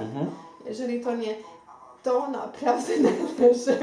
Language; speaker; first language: Polish; non-native, learner; Xhosa